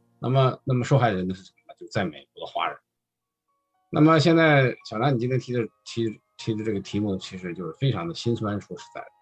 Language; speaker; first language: Chinese; native; Chinese